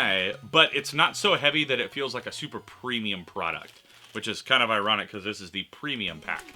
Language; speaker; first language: English; native; English